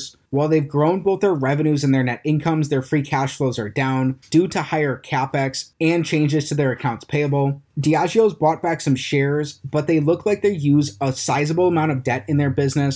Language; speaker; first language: English; native; English